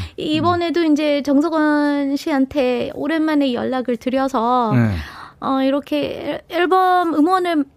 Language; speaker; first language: Korean; non-native, fluent; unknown